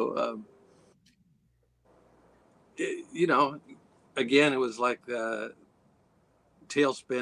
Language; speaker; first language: English; native; English